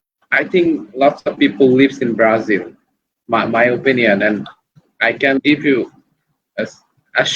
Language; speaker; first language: English; non-native, learner; Bangla